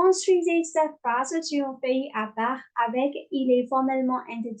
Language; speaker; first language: French; non-native, fluent; Burmese